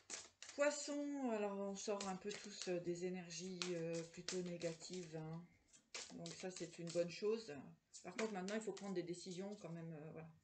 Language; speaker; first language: French; native; French